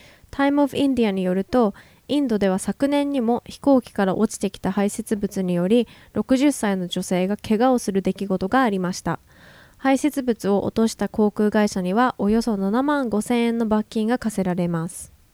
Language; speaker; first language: Japanese; native; Japanese